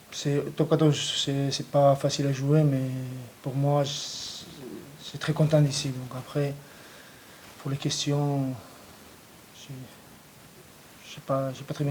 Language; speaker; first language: French; non-native, learner; Georgian